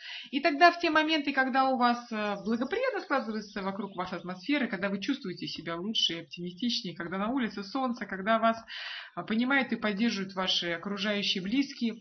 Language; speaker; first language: Russian; native; Russian